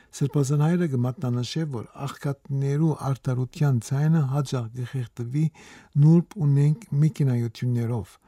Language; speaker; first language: Armenian; early bilingual, heritage; Armenian